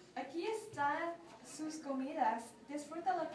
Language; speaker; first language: Spanish; non-native, learner; English